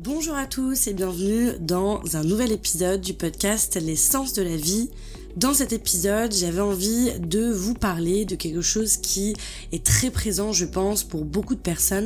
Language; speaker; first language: French; native; French